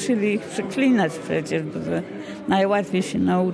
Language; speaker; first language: Polish; early bilingual, heritage; Polish